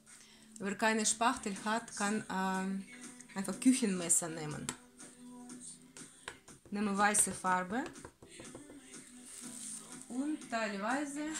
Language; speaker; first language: German; non-native, learner; Russian